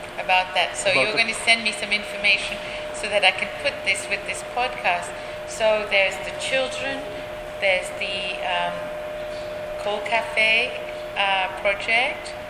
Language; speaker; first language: English; non-native, local second language; Ganda